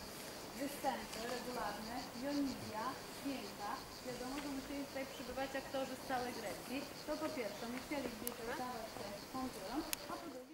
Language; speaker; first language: Polish; native; Polish